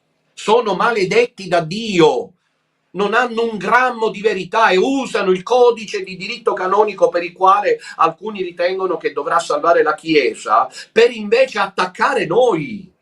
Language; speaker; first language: Italian; native; Italian